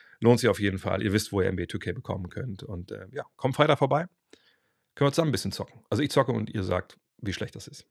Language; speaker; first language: German; native; German